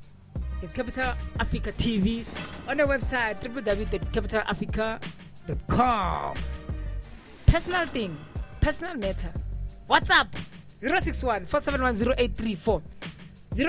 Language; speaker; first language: English; non-native, local second language; Zulu